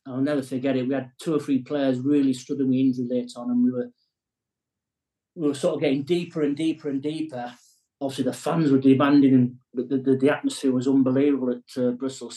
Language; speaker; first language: English; native; English